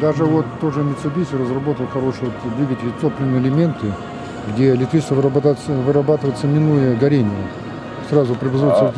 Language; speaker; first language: Russian; native; Russian